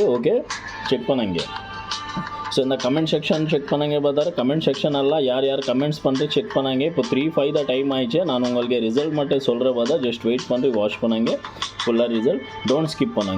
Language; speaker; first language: Tamil; non-native, learner; Kannada